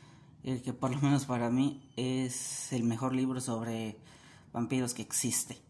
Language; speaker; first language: Spanish; native; Spanish